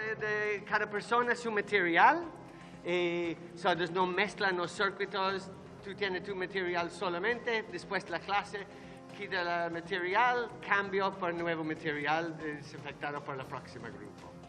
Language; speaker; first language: Spanish; non-native, learner; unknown